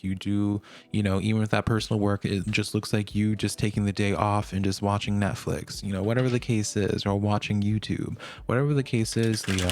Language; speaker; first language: English; native; English